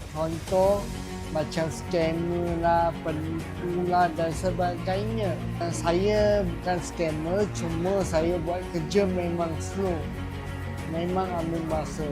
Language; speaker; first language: Malay; non-native, local second language; Chinese